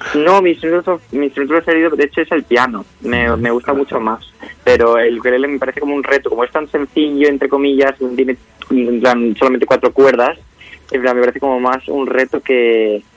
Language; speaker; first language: Spanish; native; Spanish